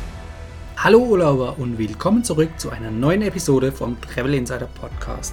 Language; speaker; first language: German; native; German